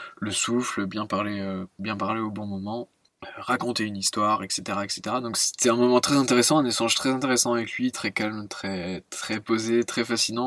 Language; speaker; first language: French; native; French